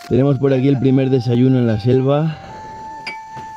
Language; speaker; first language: Spanish; native; Spanish